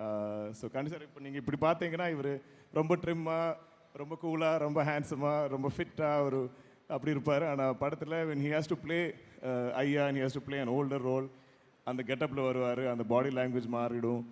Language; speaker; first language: Tamil; non-native, fluent; Malayalam